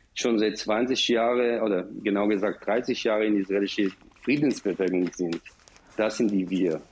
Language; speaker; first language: German; non-native, fluent; Hebrew